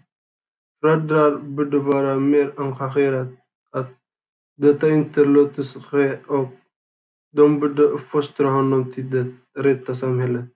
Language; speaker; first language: Swedish; non-native, learner; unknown